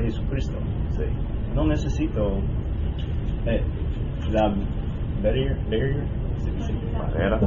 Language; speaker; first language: Spanish; non-native, learner; English